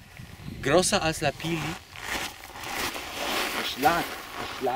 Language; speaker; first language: German; non-native, learner; Spanish